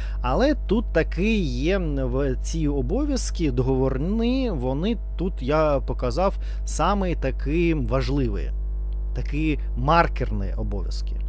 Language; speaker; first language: Ukrainian; non-native, learner; Russian